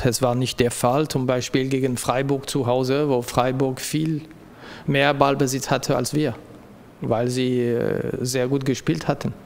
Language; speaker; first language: German; non-native, local second language; French